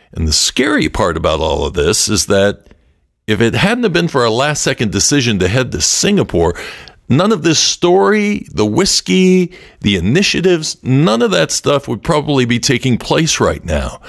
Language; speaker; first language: English; native; English